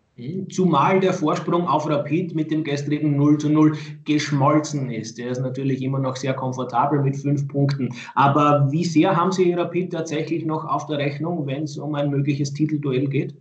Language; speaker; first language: German; native; German